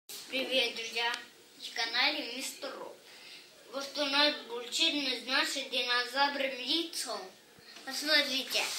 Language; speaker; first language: Russian; early bilingual, other home language; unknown